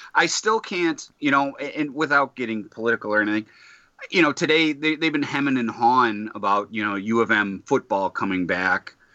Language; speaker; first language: English; native; English